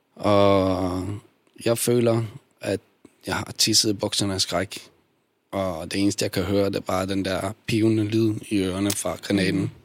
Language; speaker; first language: Danish; early bilingual, other home language; Bosnian